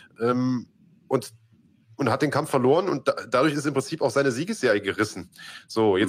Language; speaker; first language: German; native; German